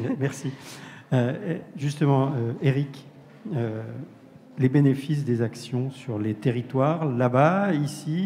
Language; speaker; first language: French; native; French